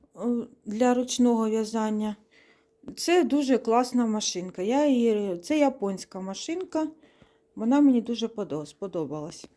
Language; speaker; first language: Ukrainian; non-native, local second language; Russian